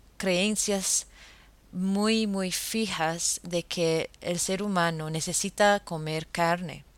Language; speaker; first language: Spanish; non-native, fluent; English